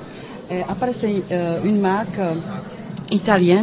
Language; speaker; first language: French; non-native, learner; Czech